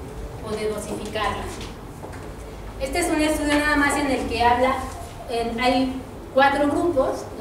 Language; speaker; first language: Spanish; native; Spanish